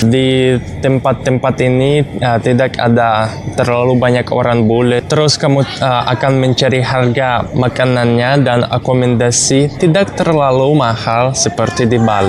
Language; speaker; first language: Indonesian; non-native, learner; Russian